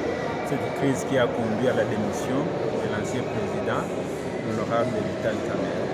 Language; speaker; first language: French; non-native, local second language; Swahili